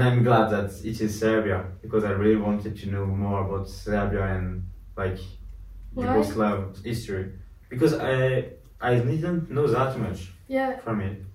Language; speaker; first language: English; non-native, learner; French